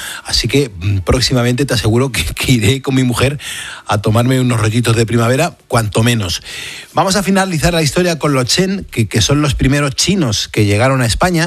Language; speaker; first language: Spanish; native; Spanish